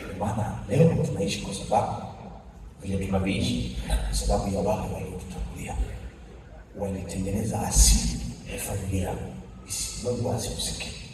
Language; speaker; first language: Swahili; non-native, local second language; Masai